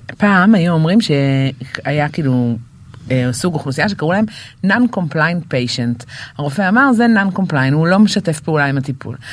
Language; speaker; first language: Hebrew; native; Hebrew